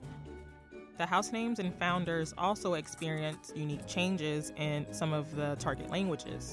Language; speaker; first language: English; native; English